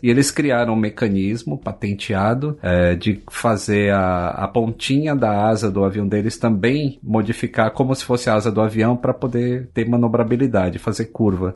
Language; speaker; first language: Portuguese; native; Portuguese